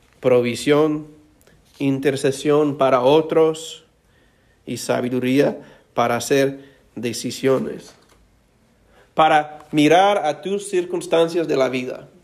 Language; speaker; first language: Spanish; non-native, fluent; English